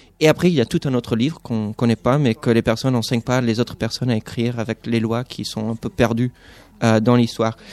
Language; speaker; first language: French; non-native, fluent; English